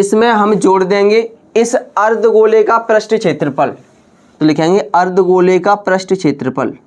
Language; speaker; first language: Hindi; native; Hindi